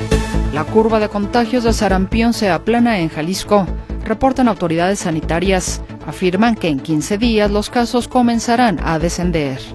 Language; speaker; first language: Spanish; native; Spanish